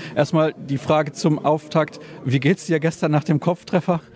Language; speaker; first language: German; native; German